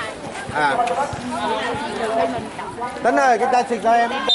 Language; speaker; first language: Vietnamese; native; Vietnamese